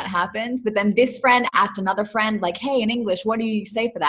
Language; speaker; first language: English; native; English